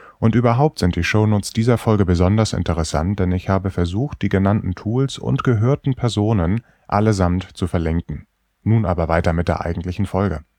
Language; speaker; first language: German; native; German